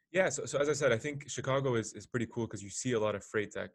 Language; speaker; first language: English; non-native, fluent; Arabic